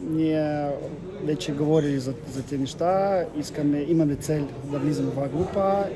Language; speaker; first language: Bulgarian; non-native, learner; Russian